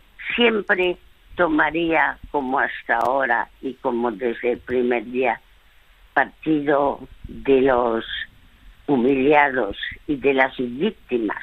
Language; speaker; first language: Spanish; non-native, fluent; French